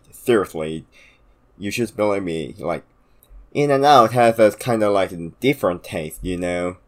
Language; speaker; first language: English; non-native, fluent; Korean